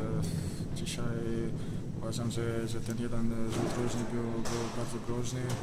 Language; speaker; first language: Polish; non-native, fluent; Bosnian